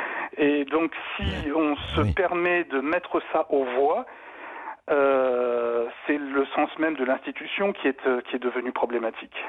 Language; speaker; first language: French; native; French